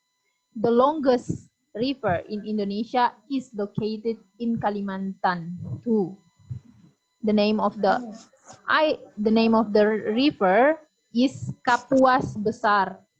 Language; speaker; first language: English; non-native, fluent; Indonesian